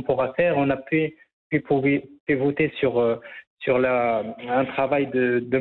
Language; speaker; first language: French; non-native, local second language; Arabic